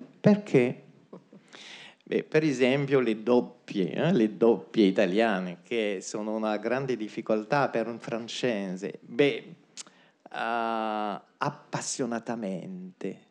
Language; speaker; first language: Italian; non-native, fluent; French